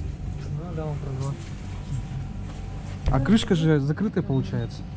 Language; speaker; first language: Russian; native; Russian